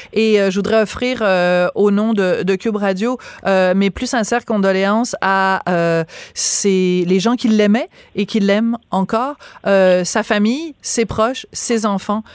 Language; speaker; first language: French; native; French